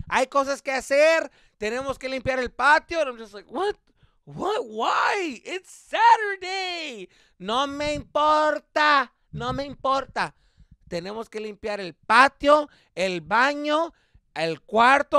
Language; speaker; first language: Spanish; early bilingual, heritage; Spanish